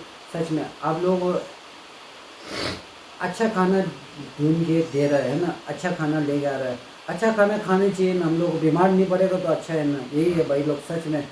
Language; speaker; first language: Hindi; non-native, local second language; Tibetan